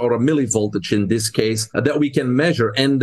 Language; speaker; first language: English; non-native, fluent; Dutch